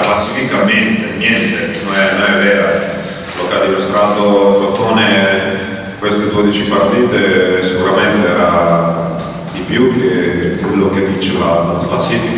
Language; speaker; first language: Italian; non-native, fluent; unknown